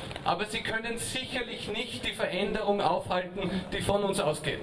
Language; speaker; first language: German; native; German